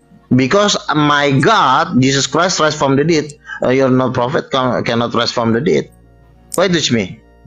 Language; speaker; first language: English; non-native, learner; Indonesian